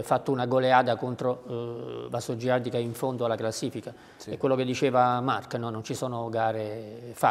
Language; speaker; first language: Italian; native; Italian